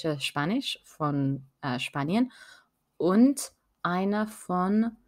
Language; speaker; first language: German; non-native, learner; French